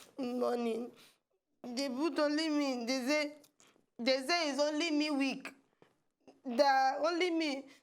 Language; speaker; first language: Nigerian Pidgin; native; Nigerian Pidgin